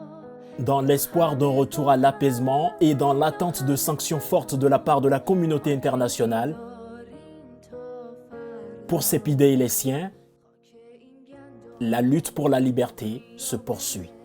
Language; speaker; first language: French; native; French